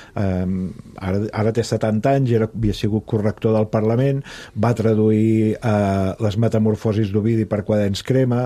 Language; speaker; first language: Catalan; native; Catalan